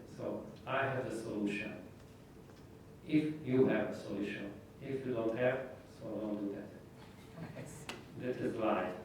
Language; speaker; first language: English; non-native, learner; Hungarian